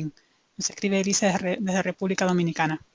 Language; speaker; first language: Spanish; native; Spanish